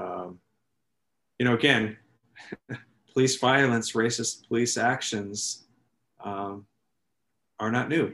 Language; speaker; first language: English; native; English